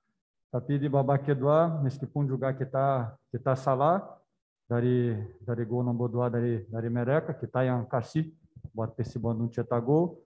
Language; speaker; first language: Indonesian; non-native, learner; Portuguese